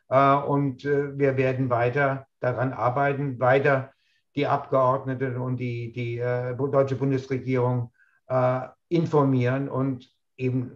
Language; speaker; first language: German; native; German